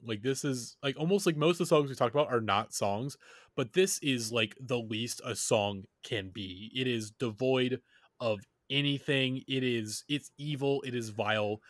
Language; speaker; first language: English; native; English